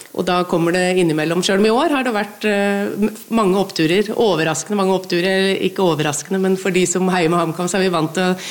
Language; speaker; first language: Norwegian; native; Norwegian